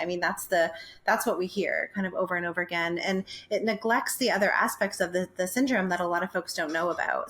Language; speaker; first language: English; native; English